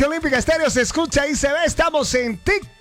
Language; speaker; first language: Spanish; native; Spanish